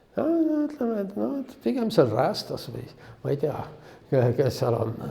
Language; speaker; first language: Estonian; non-native, local second language; Russian